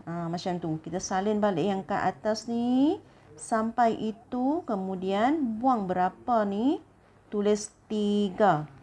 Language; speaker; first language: Malay; non-native, local second language; Chinese